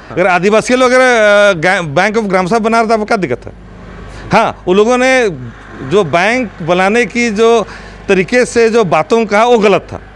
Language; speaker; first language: Hindi; non-native, local second language; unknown